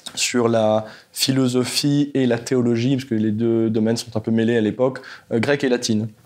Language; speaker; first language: French; native; French